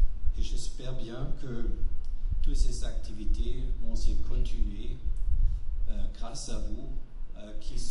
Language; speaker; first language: French; non-native, fluent; German